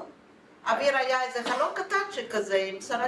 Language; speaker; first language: Hebrew; non-native, fluent; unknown